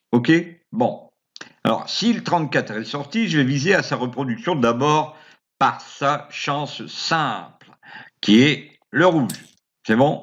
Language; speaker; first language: French; native; French